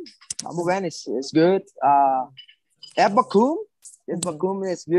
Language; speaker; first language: English; non-native, learner; Spanish